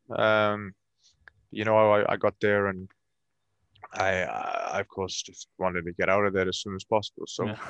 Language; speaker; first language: English; native; English